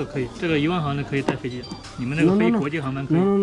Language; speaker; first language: Chinese; native; Chinese